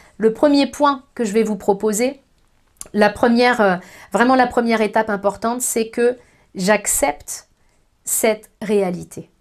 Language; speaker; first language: French; native; French